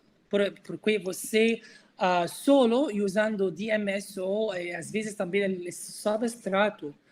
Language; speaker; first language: Portuguese; non-native, learner; Arabic